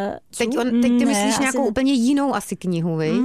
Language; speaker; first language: Czech; native; Czech